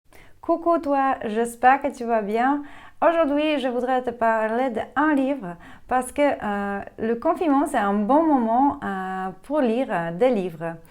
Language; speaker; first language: French; non-native, fluent; Polish